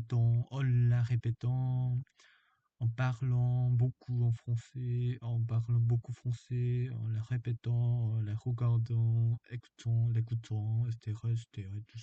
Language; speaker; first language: French; non-native, fluent; Korean